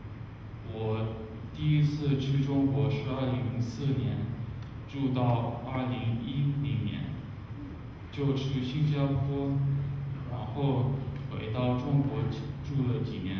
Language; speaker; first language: Chinese; non-native, learner; English